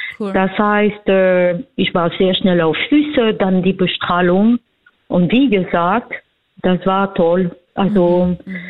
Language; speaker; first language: German; non-native, fluent; French